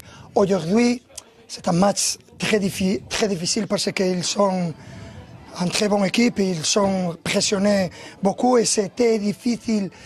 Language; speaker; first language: French; non-native, learner; Spanish